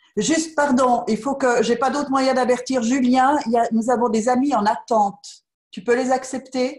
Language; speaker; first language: French; native; French